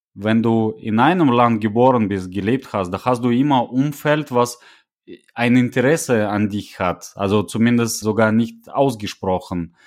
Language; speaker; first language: German; non-native, fluent; Russian